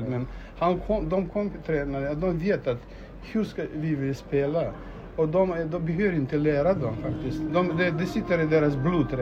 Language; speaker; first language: Swedish; non-native, fluent; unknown